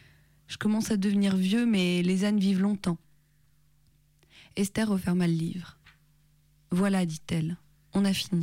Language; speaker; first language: French; native; French